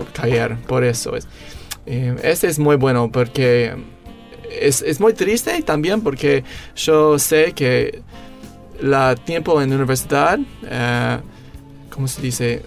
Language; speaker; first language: Spanish; non-native, learner; English